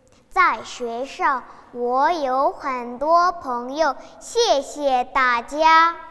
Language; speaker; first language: Chinese; non-native, learner; Mongolian